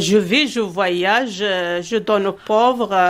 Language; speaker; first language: French; non-native, learner; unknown